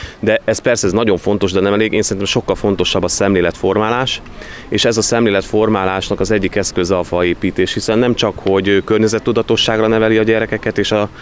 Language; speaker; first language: Hungarian; native; Hungarian